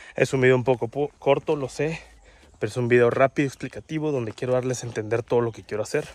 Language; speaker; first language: Spanish; native; Spanish